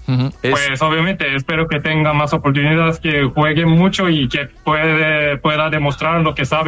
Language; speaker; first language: Spanish; non-native, learner; Korean